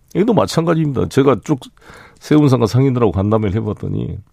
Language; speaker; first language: Korean; native; Korean